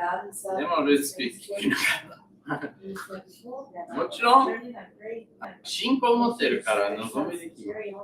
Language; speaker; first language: Japanese; non-native, learner; English